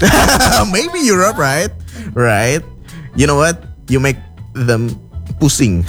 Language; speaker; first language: English; non-native, fluent; Indonesian